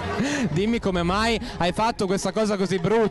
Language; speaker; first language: Italian; native; Italian